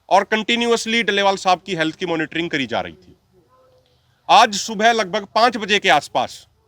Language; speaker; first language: Hindi; non-native, local second language; Punjabi